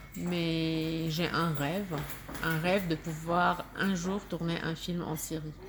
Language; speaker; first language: French; non-native, fluent; Arabic